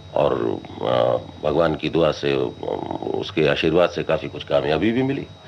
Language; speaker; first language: Hindi; native; Hindi